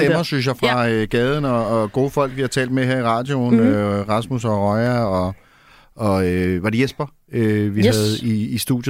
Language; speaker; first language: Danish; native; Danish